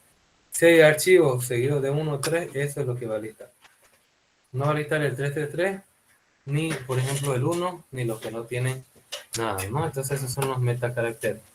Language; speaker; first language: Spanish; native; Spanish